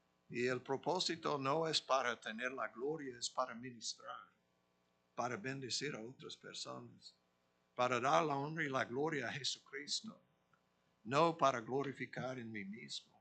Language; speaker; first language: Spanish; non-native, fluent; English